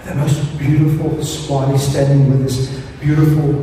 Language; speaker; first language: English; non-native, local second language; Afrikaans